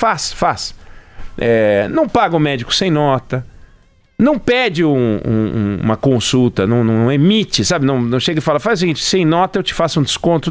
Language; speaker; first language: Portuguese; native; Portuguese